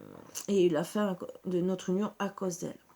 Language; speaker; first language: French; native; French